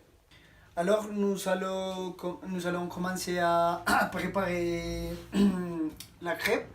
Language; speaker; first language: French; non-native, learner; Spanish